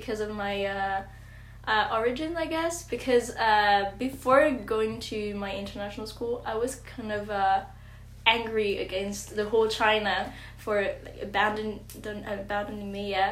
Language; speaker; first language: English; non-native, fluent; French